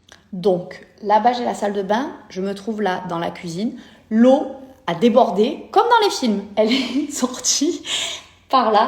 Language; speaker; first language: French; native; French